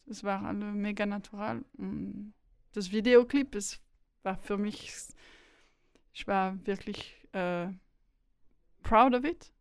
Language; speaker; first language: German; non-native, learner; French